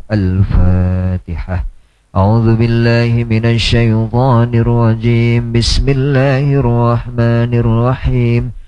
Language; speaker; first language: Arabic; non-native, fluent; Indonesian